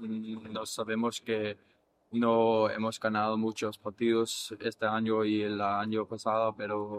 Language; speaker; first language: Spanish; non-native, learner; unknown